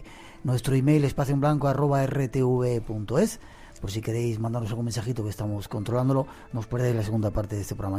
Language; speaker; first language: Spanish; native; Spanish